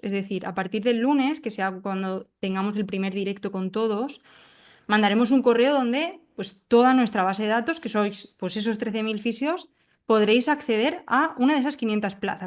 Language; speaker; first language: Spanish; native; Spanish